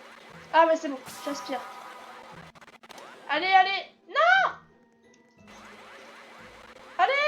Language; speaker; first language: French; native; French